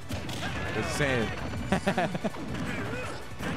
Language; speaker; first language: English; native; English